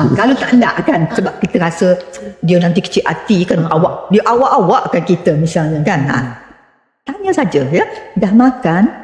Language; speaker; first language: Malay; native; Malay